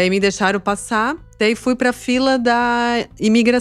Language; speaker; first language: Portuguese; native; Portuguese